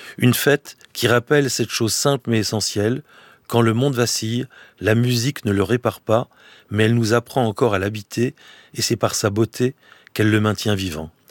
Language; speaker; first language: French; native; French